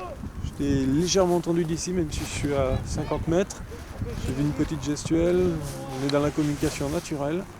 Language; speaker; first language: French; native; French